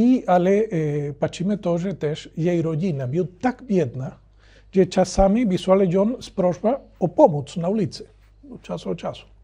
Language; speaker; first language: Polish; non-native, learner; Spanish